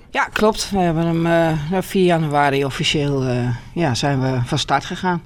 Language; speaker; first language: Dutch; native; Dutch